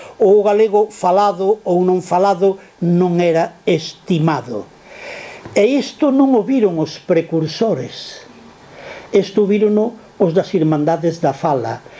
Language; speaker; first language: Galician; non-native, local second language; Spanish